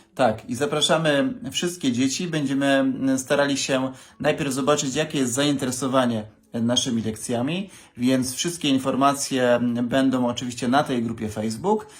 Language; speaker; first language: Polish; native; Polish